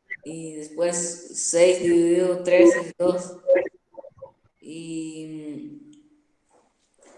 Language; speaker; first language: Spanish; native; Spanish